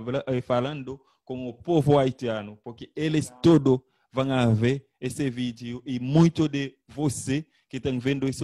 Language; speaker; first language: Portuguese; non-native, learner; Haitian Creole